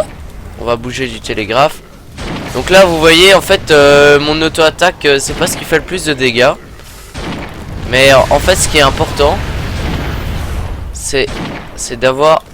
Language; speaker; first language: French; native; French